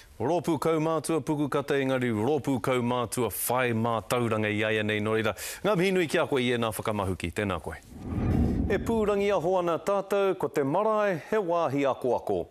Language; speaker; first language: Māori; non-native, local second language; English